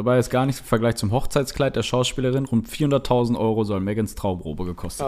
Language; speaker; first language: German; native; German